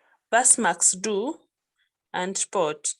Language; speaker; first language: German; non-native, learner; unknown